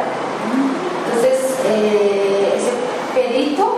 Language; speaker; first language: Spanish; non-native, learner; Japanese